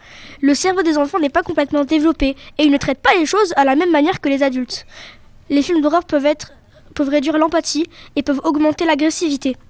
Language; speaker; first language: French; native; French